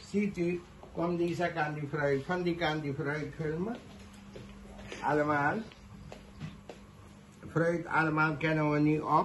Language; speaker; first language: Dutch; non-native, local second language; Caribbean Hindustani